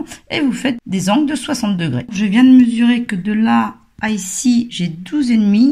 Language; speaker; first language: French; native; French